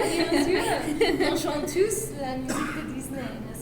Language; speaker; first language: French; non-native, learner; English